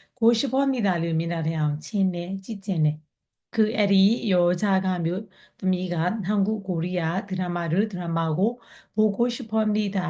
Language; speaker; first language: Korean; non-native, fluent; Burmese